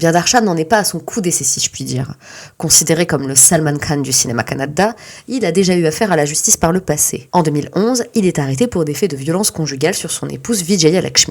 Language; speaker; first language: French; native; French